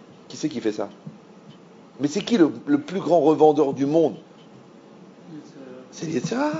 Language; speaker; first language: French; native; French